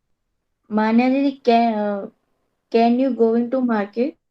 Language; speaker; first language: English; non-native, learner; Hindi